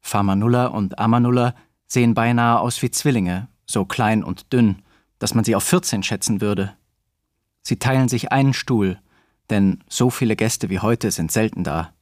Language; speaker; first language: German; native; German